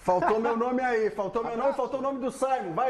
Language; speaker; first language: Portuguese; native; Portuguese